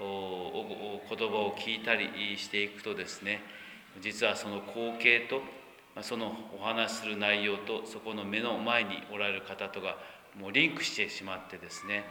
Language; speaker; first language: Japanese; native; Japanese